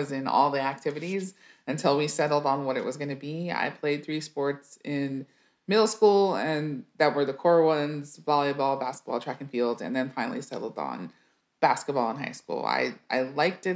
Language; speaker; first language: English; native; English